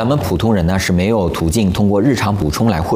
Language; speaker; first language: Chinese; native; Chinese